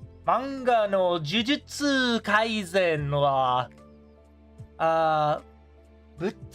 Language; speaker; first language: Japanese; non-native, learner; English